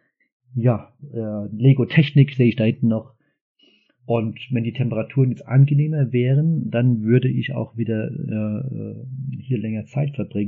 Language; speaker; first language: German; native; German